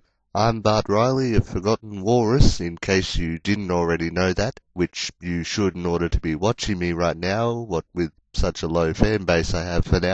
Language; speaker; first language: English; native; English